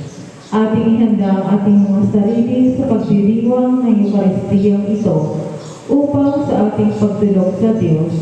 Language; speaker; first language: Filipino; native; Filipino